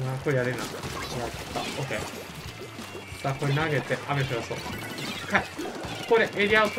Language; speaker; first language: Japanese; native; Japanese